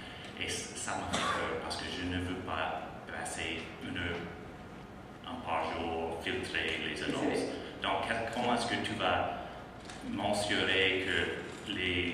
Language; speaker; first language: French; non-native, fluent; English